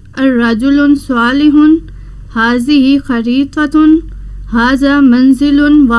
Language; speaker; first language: Arabic; non-native, learner; Urdu